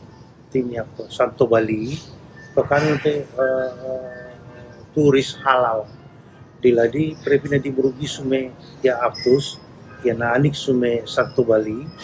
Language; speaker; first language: Greek; non-native, learner; Indonesian